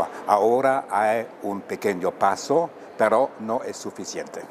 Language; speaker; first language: Spanish; non-native, fluent; German